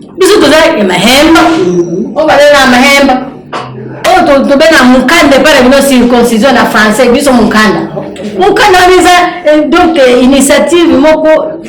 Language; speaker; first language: Lingala; non-native, local second language; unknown